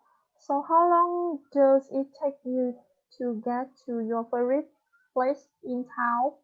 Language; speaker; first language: English; non-native, fluent; Vietnamese